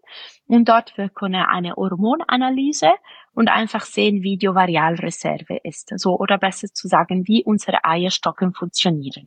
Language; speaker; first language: German; non-native, fluent; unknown